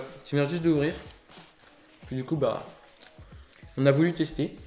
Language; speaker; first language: French; native; French